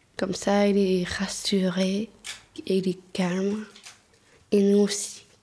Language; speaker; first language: French; non-native, fluent; Spanish